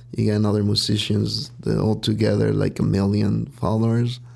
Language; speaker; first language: English; non-native, fluent; Spanish